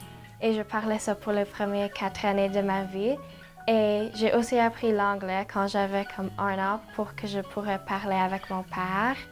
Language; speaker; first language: French; non-native, local second language; Slovak